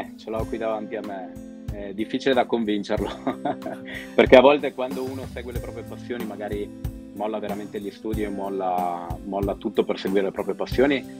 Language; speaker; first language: Italian; early bilingual, other home language; Arabic